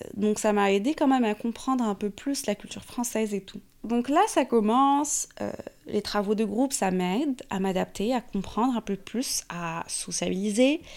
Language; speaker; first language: French; non-native, local second language; Arabic